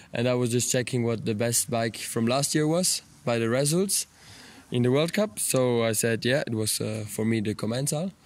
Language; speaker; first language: English; non-native, fluent; Italian